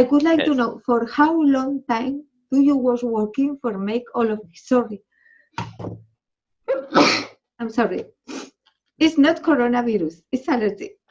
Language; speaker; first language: English; non-native, learner; Spanish